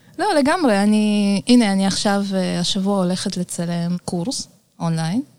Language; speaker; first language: Hebrew; early bilingual, other home language; Russian